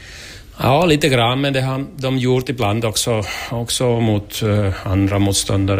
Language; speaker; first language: Swedish; non-native, learner; Finnish